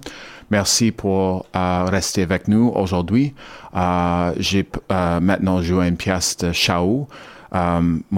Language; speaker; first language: French; non-native, learner; English